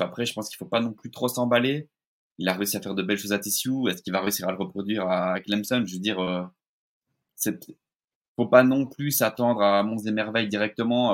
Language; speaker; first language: French; native; French